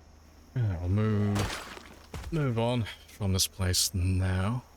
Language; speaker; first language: English; native; English